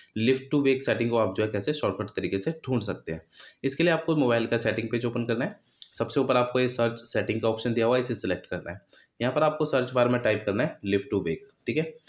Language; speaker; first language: Hindi; native; Hindi